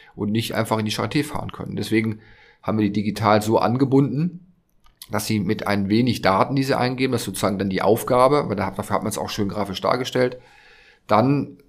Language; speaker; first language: German; native; German